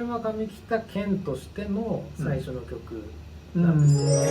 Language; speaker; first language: Japanese; native; Japanese